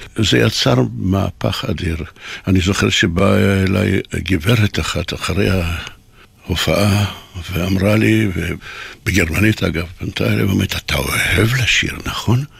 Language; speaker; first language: Hebrew; non-native, fluent; Polish